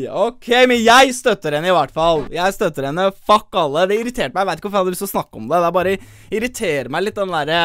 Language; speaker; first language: Norwegian; early bilingual, other home language; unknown